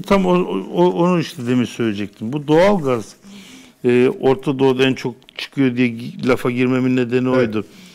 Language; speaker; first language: Turkish; native; Turkish